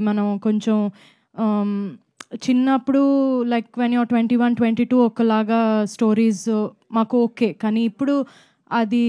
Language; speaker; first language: Telugu; non-native, fluent; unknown